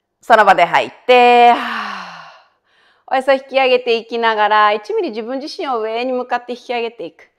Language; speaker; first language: Japanese; native; Japanese